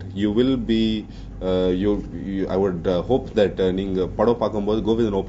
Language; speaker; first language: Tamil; non-native, learner; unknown